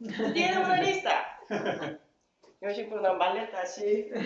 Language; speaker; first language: Spanish; non-native, fluent; Korean